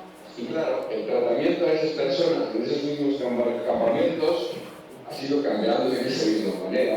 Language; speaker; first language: Spanish; non-native, learner; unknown